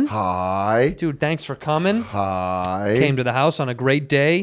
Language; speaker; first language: English; native; English